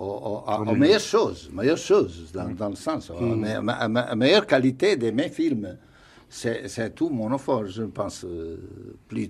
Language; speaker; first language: French; non-native, fluent; Portuguese